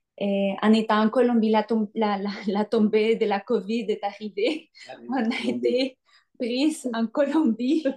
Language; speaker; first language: French; non-native, fluent; Spanish